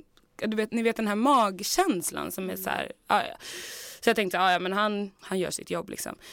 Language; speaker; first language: Swedish; native; Swedish